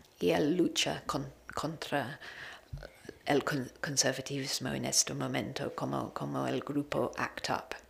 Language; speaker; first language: Spanish; non-native, learner; English